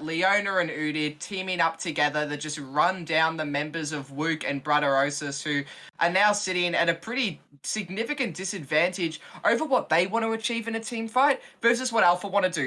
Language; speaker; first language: English; native; English